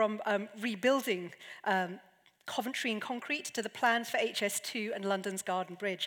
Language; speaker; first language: English; native; English